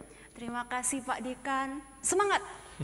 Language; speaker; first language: Indonesian; native; Indonesian